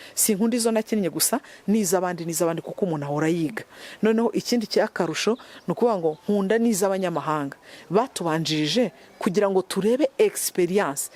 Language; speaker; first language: Kinyarwanda; native; Kinyarwanda